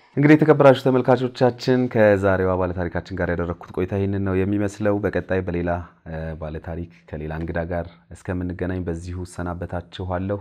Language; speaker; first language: Amharic; native; Amharic